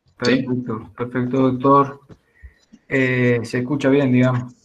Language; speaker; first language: Spanish; native; Spanish